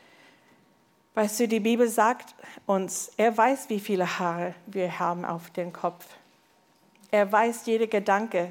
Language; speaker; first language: German; non-native, fluent; English